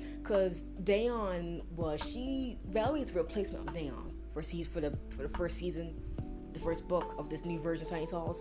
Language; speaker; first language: English; native; English